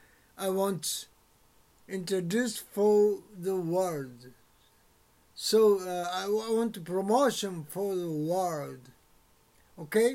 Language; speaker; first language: English; non-native, learner; Japanese